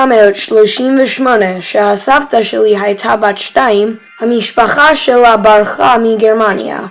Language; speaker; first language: Hebrew; non-native, learner; English